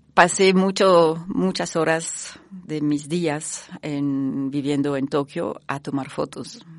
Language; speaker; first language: Spanish; non-native, fluent; French